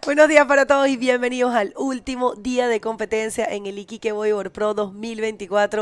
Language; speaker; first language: Spanish; native; Spanish